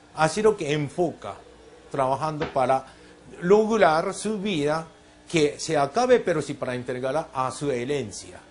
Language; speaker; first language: Spanish; non-native, fluent; Japanese